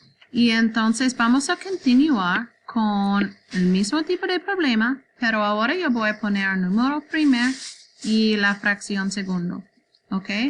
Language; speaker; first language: Spanish; non-native, learner; English